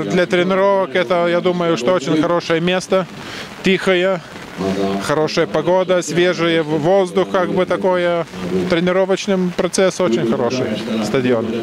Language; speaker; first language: Russian; non-native, local second language; Lithuanian